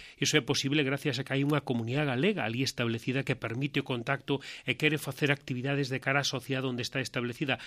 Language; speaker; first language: Galician; non-native, local second language; Spanish